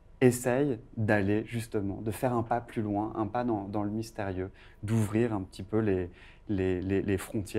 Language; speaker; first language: French; native; French